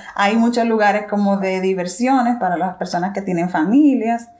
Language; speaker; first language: Spanish; native; Spanish